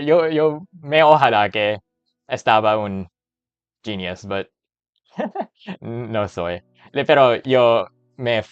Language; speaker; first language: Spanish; non-native, learner; English